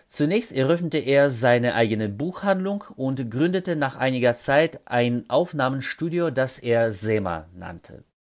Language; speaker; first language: German; non-native, fluent; Russian